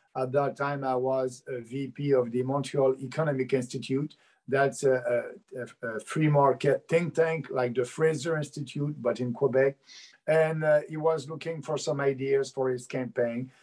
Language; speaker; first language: English; native; English